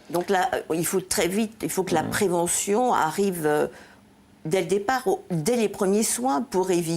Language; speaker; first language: French; native; French